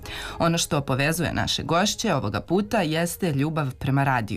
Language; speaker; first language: Serbian; native; Serbian